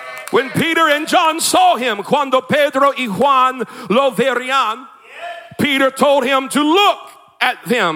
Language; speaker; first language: English; native; English